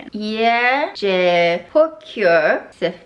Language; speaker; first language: French; non-native, learner; English